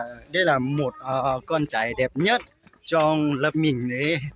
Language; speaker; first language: Vietnamese; non-native, learner; Lao